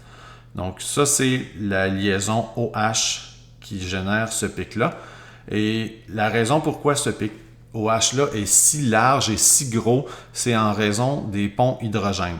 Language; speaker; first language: French; native; French